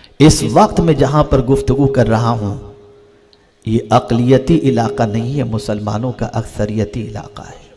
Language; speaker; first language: Urdu; native; Urdu